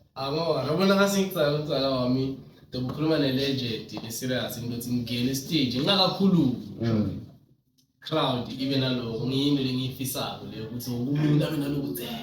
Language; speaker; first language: Zulu; non-native, local second language; Swati